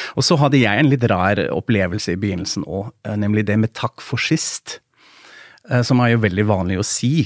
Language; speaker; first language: Norwegian; non-native, fluent; German